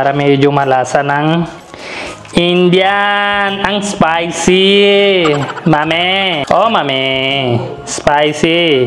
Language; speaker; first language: Filipino; non-native, learner; Punjabi